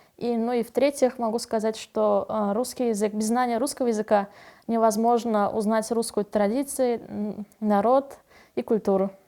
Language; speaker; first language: Russian; non-native, fluent; Turkmen